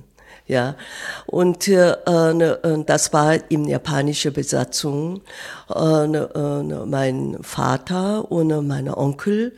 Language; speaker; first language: German; non-native, fluent; Korean